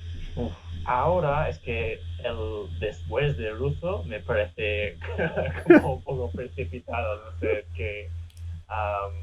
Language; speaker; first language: Spanish; non-native, fluent; English